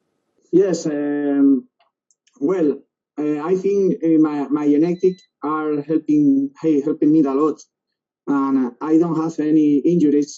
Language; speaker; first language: English; non-native, learner; Spanish